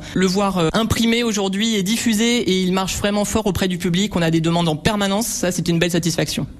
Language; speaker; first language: French; native; French